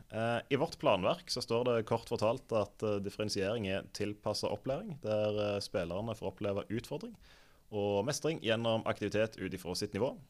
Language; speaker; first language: Norwegian; native; Norwegian